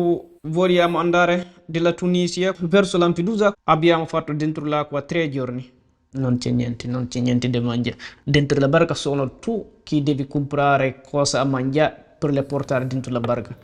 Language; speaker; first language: Italian; non-native, learner; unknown